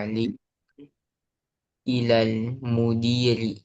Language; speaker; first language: Arabic; non-native, learner; Indonesian